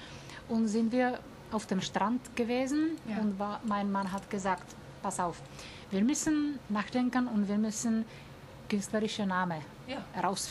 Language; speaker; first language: German; non-native, learner; Czech